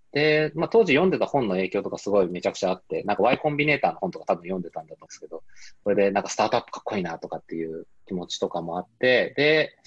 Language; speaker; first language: Japanese; non-native, fluent; Korean